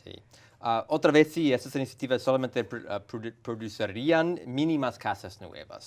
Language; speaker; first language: Spanish; non-native, fluent; English